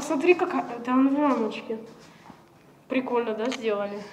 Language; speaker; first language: Russian; native; Russian